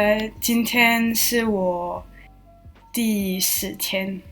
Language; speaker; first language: Chinese; non-native, learner; French